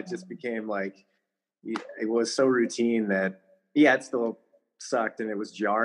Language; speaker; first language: English; native; English